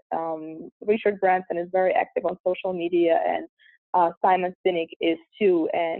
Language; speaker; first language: English; non-native, fluent; Russian